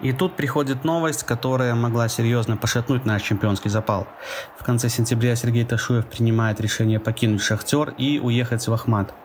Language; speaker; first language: Russian; native; Russian